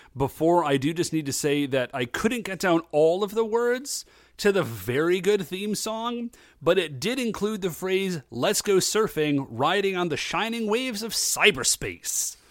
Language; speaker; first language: English; native; English